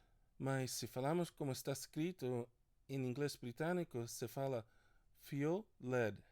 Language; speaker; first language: Portuguese; non-native, learner; English